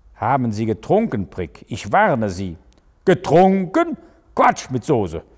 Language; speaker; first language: German; native; German